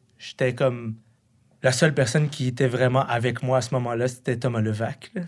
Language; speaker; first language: French; early bilingual, other home language; Arabic